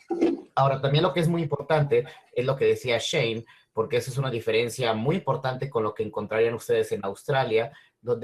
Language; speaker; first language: Spanish; native; Spanish